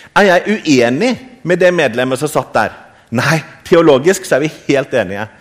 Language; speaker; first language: Norwegian; native; Norwegian